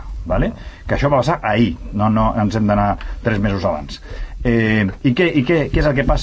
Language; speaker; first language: Catalan; native; Catalan